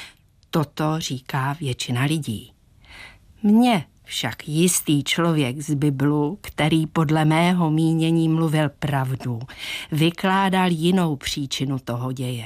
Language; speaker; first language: Czech; native; Czech